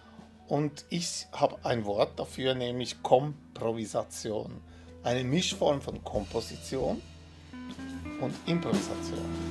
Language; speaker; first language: German; early bilingual, other home language; English